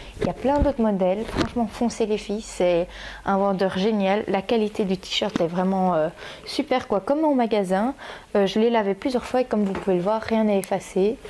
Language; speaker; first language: French; native; French